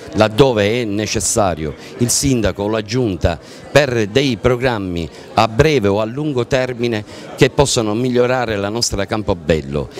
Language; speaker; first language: Italian; native; Italian